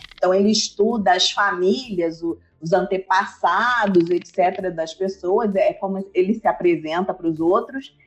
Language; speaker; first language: Portuguese; native; Portuguese